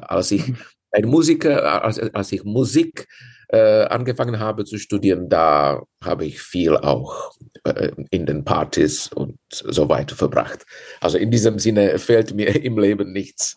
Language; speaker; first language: German; non-native, fluent; Czech